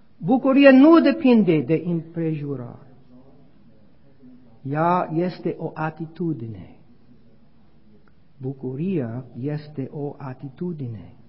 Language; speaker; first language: Romanian; non-native, learner; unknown